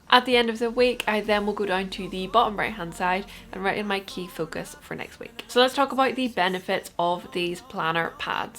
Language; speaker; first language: English; native; English